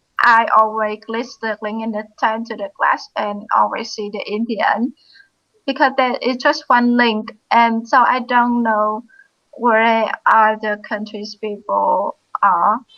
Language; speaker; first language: English; non-native, fluent; Vietnamese